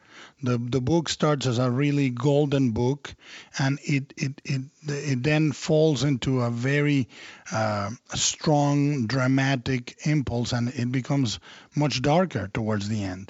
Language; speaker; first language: English; non-native, fluent; Spanish